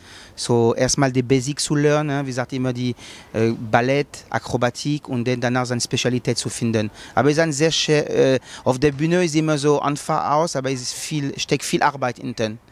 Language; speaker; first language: German; non-native, learner; French